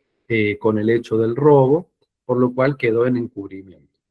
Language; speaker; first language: Spanish; native; Spanish